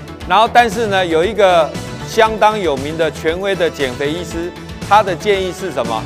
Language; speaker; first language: Chinese; native; Chinese